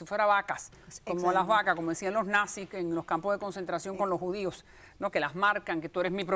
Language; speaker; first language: Spanish; native; Spanish